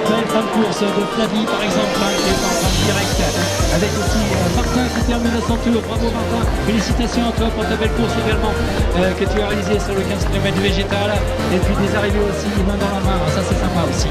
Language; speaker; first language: French; native; French